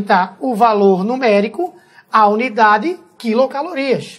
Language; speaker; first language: Portuguese; native; Portuguese